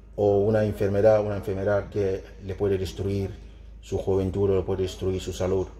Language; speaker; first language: Spanish; non-native, fluent; Mandingo